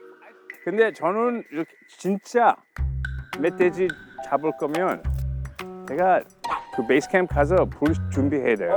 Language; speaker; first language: Korean; early bilingual, heritage; English